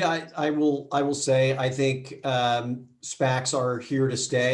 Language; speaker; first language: English; native; English